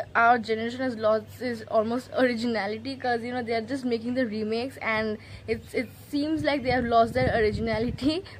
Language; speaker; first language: English; non-native, local second language; Bangla